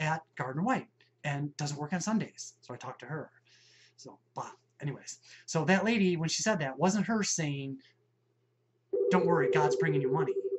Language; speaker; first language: English; native; English